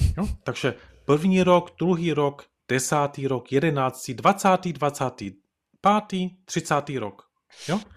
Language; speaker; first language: Czech; early bilingual, heritage; Czech